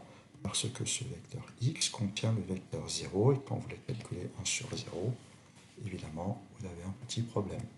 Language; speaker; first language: French; native; French